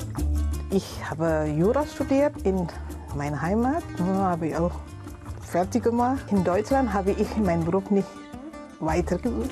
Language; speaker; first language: German; non-native, learner; Indonesian